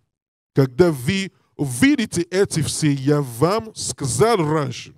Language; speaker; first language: Russian; non-native, learner; English